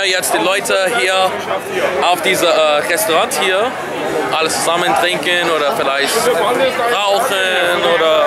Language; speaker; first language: German; non-native, learner; English